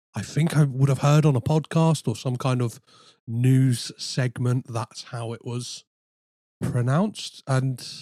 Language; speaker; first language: English; early bilingual, other home language; Greek